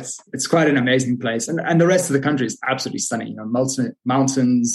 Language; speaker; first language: English; native; English